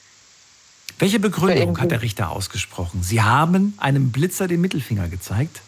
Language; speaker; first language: German; native; German